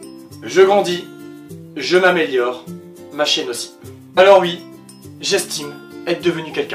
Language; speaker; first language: French; native; French